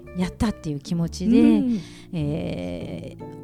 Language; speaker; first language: Japanese; native; Japanese